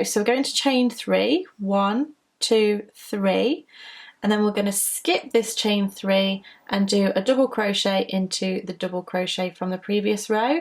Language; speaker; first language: English; native; English